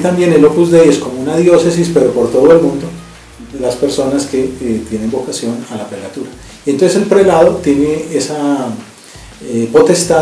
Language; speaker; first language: Spanish; native; Spanish